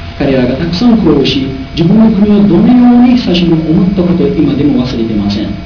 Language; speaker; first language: Japanese; non-native, learner; Uzbek